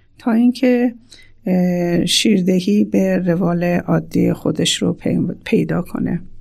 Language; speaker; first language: Persian; native; Persian